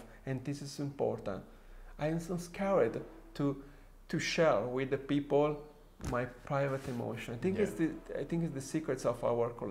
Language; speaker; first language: English; non-native, fluent; Italian